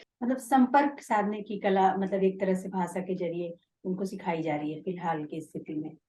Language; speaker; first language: Hindi; native; Hindi